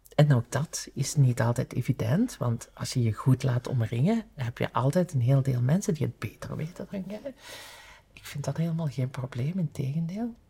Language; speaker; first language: Dutch; native; Dutch